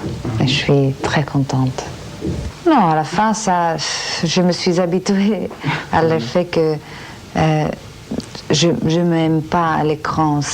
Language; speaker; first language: French; non-native, fluent; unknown